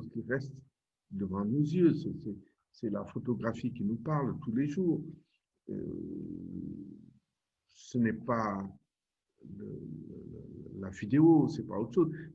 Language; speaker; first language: French; non-native, local second language; Wolof